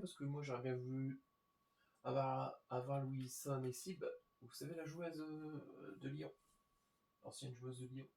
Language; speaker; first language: French; native; French